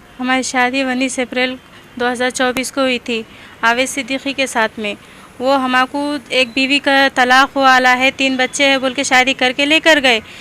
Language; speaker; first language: Hindi; native; Hindi